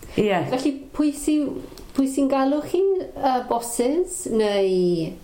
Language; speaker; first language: Welsh; non-native, local second language; English